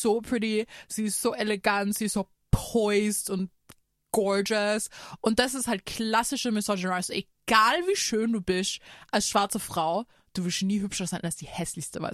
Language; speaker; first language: German; native; German